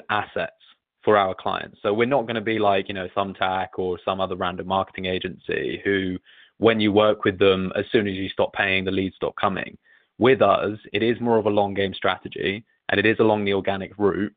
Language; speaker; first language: English; native; English